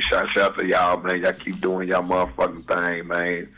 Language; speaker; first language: English; native; English